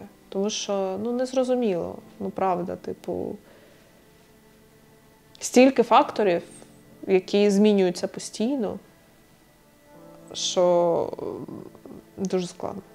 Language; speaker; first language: Ukrainian; native; Ukrainian